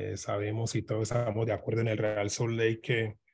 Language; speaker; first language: Spanish; native; Spanish